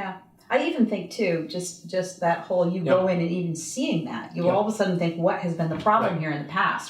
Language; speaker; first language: English; native; English